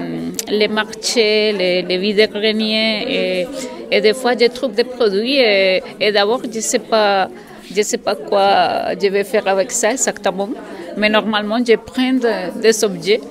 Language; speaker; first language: French; non-native, learner; Spanish